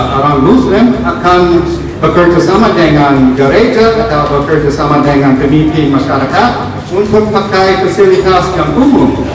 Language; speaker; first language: Indonesian; non-native, fluent; English